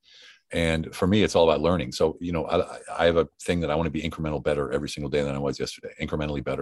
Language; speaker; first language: English; native; English